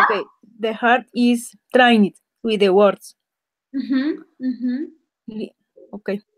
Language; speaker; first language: English; non-native, learner; Spanish